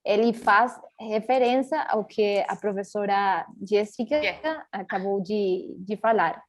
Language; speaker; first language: Portuguese; early bilingual, heritage; Portuguese